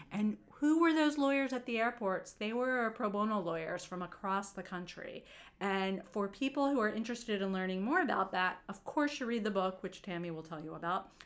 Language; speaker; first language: English; native; English